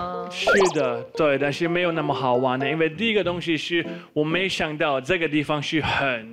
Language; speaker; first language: Chinese; non-native, fluent; Slovak